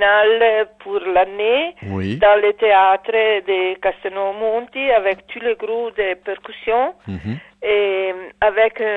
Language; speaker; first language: French; non-native, learner; Italian